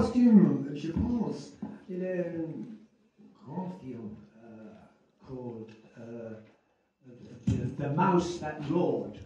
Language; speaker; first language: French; non-native, learner; English